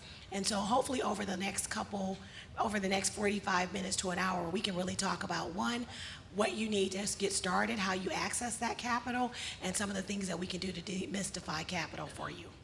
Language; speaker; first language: English; native; English